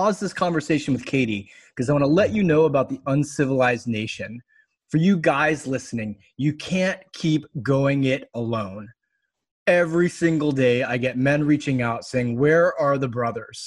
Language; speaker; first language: English; native; English